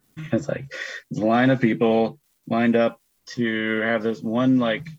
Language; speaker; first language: English; native; English